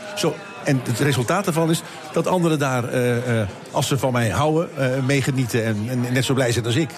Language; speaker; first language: Dutch; native; Dutch